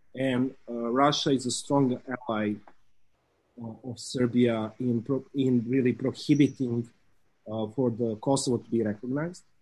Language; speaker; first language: English; non-native, fluent; Serbian